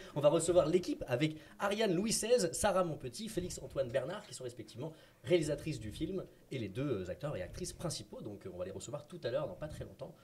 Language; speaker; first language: French; native; French